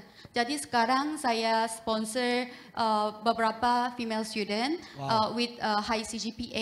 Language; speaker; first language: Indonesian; non-native, fluent; Korean